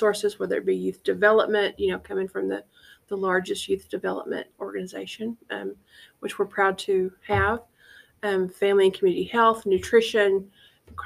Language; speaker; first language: English; native; English